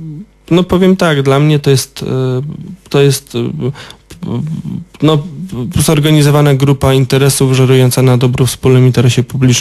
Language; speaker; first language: Polish; native; Polish